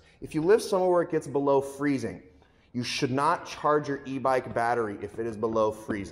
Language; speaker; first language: English; native; English